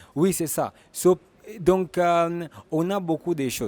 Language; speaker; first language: French; non-native, learner; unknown